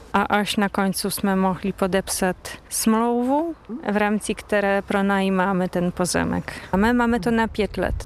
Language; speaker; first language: Czech; non-native, fluent; Polish